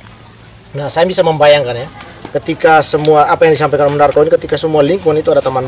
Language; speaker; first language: Indonesian; native; Indonesian